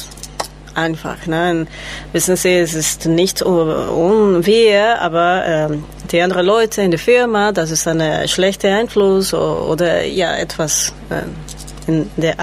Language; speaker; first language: German; non-native, learner; Spanish